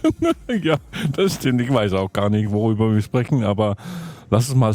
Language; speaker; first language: German; non-native, fluent; Danish